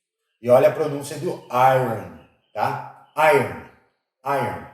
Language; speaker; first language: Portuguese; non-native, fluent; English